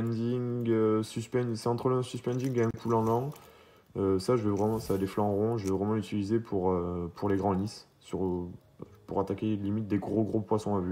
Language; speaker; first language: French; native; French